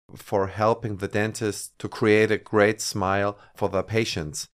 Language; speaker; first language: English; non-native, fluent; German